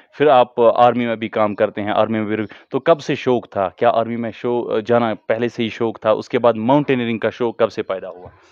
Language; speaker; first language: Hindi; non-native, local second language; Kashmiri